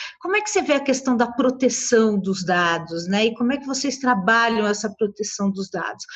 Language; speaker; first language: Portuguese; native; Portuguese